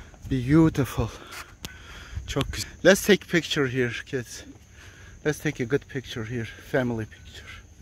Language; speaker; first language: English; non-native, fluent; Turkish